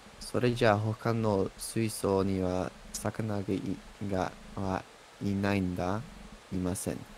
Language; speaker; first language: Japanese; non-native, learner; English